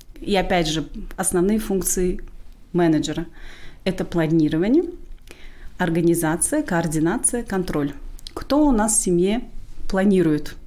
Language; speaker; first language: Russian; non-native, local second language; Tajik